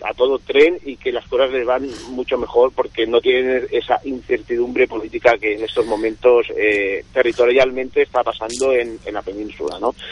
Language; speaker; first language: Spanish; native; Spanish